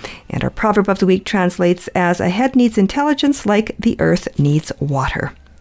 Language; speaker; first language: English; early bilingual, other home language; Ukrainian